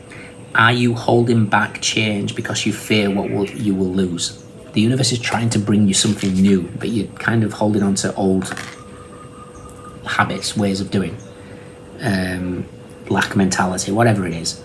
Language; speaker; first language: English; native; English